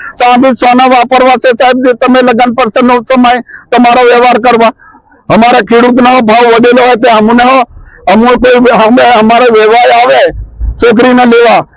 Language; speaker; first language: Gujarati; non-native, local second language; Rathawi